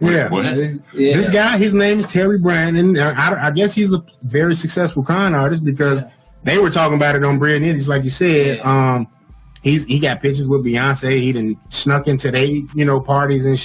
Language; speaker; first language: English; native; English